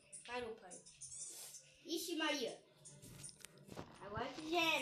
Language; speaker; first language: Portuguese; native; Portuguese